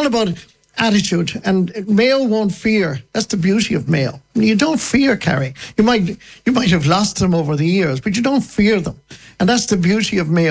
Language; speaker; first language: English; native; English